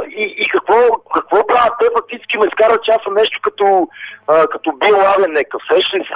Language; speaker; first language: Bulgarian; non-native, local second language; Romany